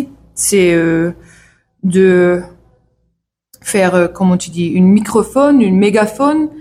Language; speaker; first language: French; non-native, learner; English